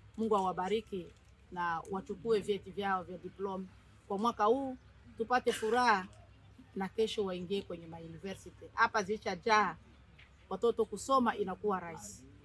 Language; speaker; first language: Swahili; native; Swahili